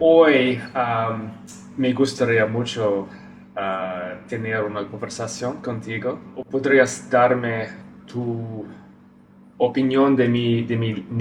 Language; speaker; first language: Spanish; non-native, learner; English